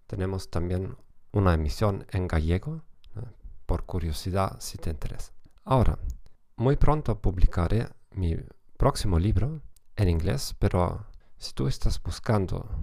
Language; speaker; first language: Spanish; non-native, fluent; German